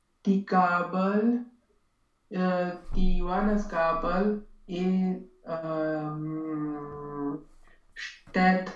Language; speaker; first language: German; non-native, learner; Romanian